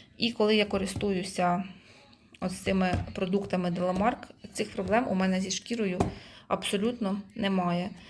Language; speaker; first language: Ukrainian; non-native, local second language; Russian